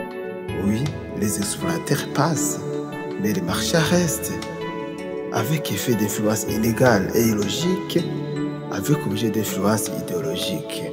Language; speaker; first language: French; non-native, local second language; Rundi